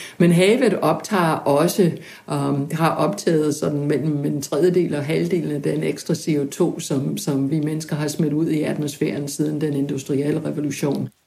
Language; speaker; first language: Danish; non-native, fluent; English